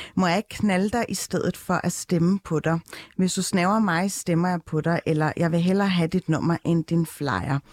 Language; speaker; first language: Danish; early bilingual, other home language; Turkish